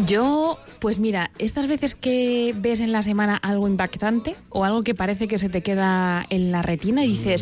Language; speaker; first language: Spanish; native; Spanish